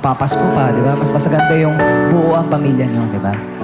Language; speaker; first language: Filipino; native; Filipino